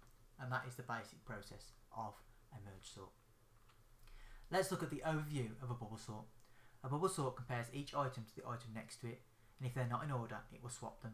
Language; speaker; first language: English; native; English